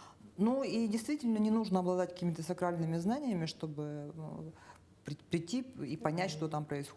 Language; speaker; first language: Russian; native; Russian